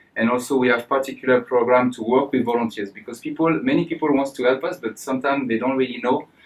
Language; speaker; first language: English; non-native, fluent; French